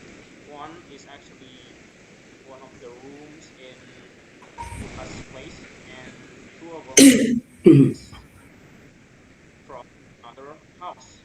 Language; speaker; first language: English; non-native, learner; Indonesian